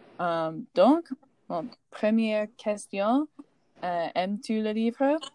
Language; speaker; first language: French; non-native, learner; English